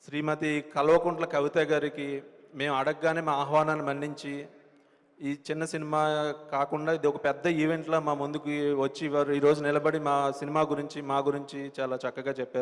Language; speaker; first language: Telugu; native; Telugu